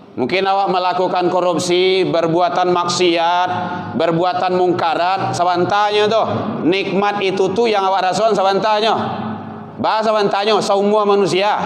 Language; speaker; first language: Malay; non-native, local second language; Minangkabau